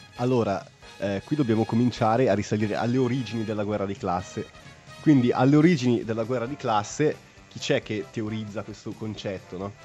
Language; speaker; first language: Italian; native; Italian